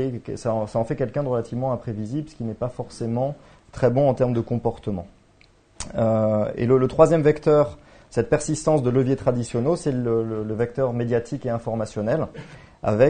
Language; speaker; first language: French; native; French